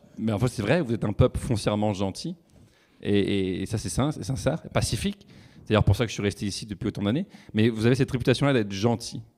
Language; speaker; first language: French; native; French